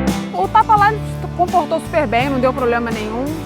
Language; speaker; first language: Portuguese; native; Portuguese